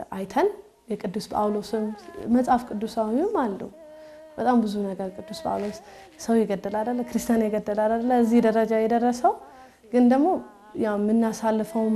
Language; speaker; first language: Amharic; early bilingual, heritage; Amharic